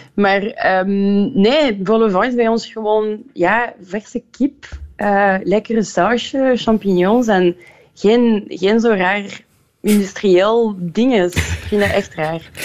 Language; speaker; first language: Dutch; non-native, local second language; French